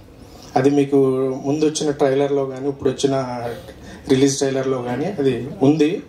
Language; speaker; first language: Telugu; native; Telugu